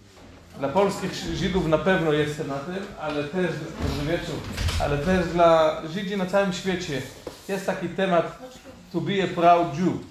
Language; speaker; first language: Polish; non-native, fluent; Hebrew